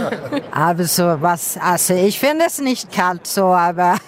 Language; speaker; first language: German; non-native, fluent; Swedish